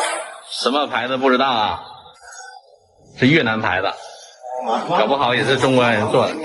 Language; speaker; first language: Chinese; native; Chinese